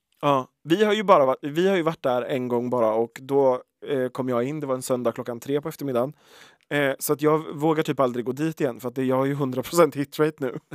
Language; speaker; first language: Swedish; native; Swedish